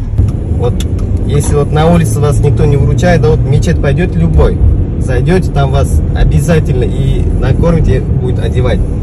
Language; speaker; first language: Russian; non-native, local second language; Uzbek